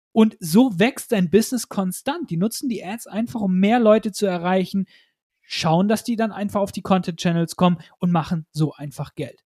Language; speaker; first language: German; native; German